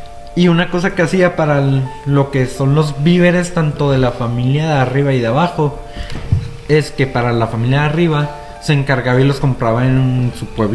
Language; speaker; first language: Spanish; native; Spanish